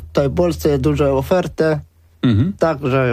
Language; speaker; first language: Polish; early bilingual, other home language; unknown